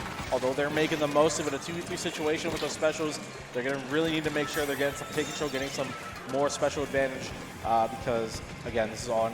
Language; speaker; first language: English; native; English